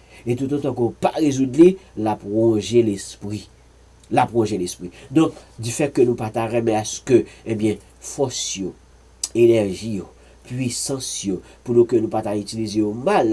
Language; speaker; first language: French; non-native, learner; Haitian Creole